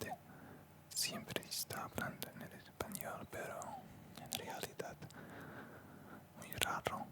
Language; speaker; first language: Spanish; non-native, learner; Russian